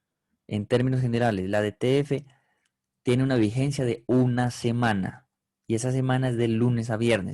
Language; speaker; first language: Spanish; native; Spanish